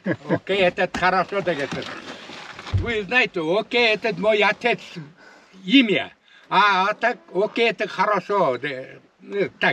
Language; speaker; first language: Russian; non-native, local second language; Kyrgyz